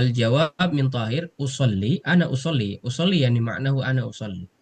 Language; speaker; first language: Arabic; non-native, fluent; Indonesian